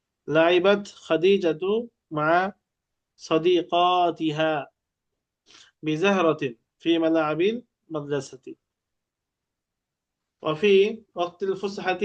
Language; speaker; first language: Arabic; non-native, fluent; Bangla